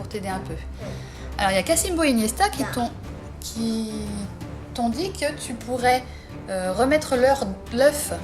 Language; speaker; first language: French; native; French